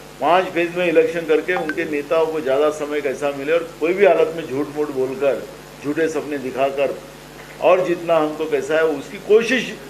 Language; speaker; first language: Hindi; non-native, local second language; Marathi